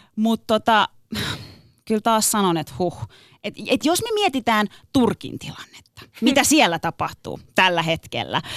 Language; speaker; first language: Finnish; early bilingual, other home language; Turkish